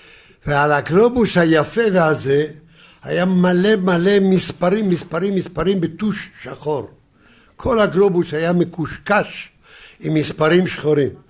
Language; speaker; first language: Hebrew; early bilingual, other home language; Yiddish